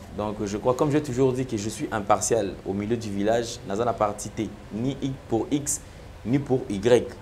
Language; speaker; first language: French; non-native, local second language; Lingala